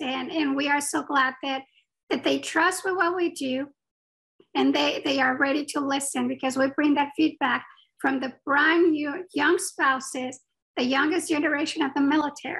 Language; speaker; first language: English; non-native, fluent; Spanish